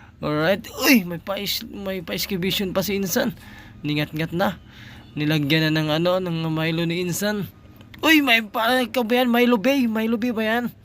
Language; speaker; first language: Filipino; non-native, local second language; Cebuano